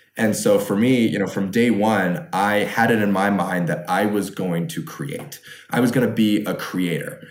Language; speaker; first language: English; early bilingual, other home language; Chinese